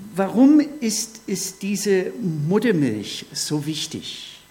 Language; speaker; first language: German; non-native, fluent; English